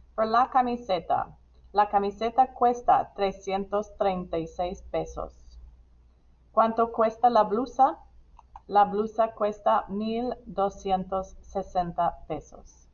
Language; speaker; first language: Spanish; non-native, fluent; English